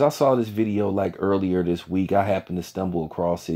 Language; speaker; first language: English; native; English